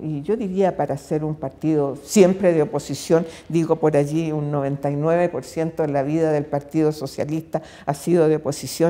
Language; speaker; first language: Spanish; native; Spanish